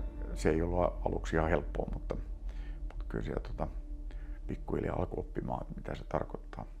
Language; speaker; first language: Finnish; native; Finnish